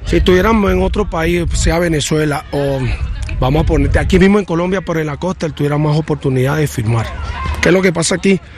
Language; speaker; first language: Spanish; native; Spanish